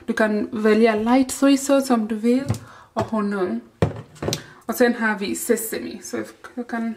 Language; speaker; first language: Swedish; non-native, learner; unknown